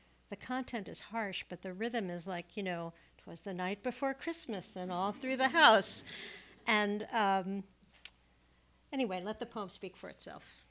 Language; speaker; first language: English; native; English